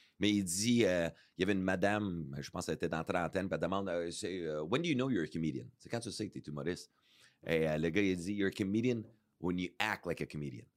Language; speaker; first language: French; early bilingual, heritage; English